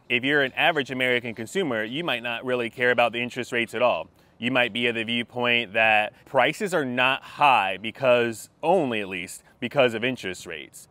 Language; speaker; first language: English; native; English